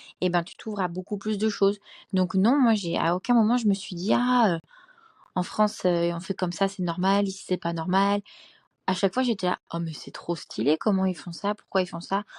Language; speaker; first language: French; native; French